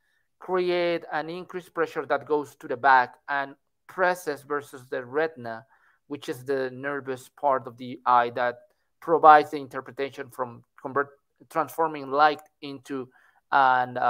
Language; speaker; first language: English; non-native, fluent; Spanish